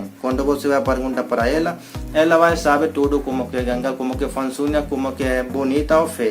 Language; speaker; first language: Portuguese; non-native, learner; Hindi